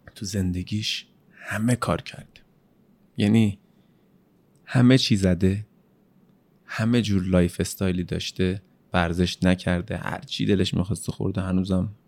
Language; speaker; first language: Persian; native; Persian